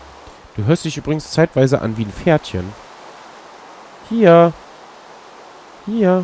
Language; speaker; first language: German; native; German